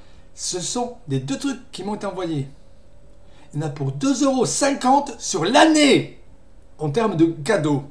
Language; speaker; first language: French; native; French